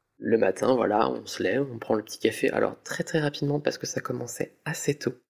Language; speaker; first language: French; native; French